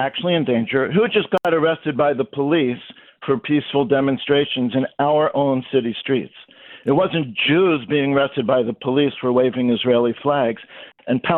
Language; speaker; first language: English; native; English